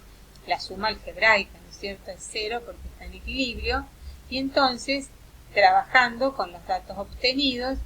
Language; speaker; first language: Spanish; native; Spanish